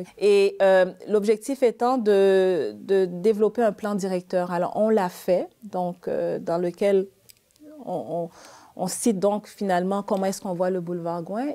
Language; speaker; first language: French; early bilingual, other home language; Haitian Creole